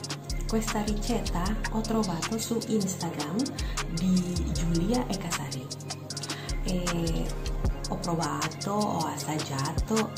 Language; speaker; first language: Italian; non-native, learner; Indonesian